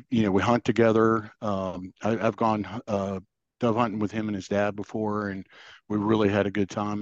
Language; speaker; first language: English; native; English